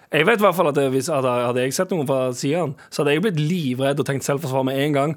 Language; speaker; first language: Norwegian; early bilingual, other home language; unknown